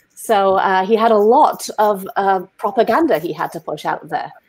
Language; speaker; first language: English; native; English